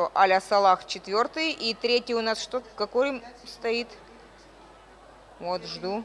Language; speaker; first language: Russian; native; Russian